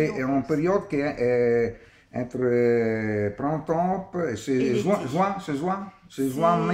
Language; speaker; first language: French; non-native, learner; Italian